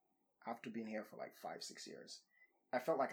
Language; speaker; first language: English; non-native, local second language; Yoruba